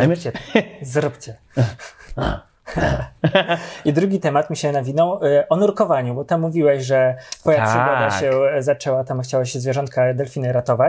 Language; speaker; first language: Polish; native; Polish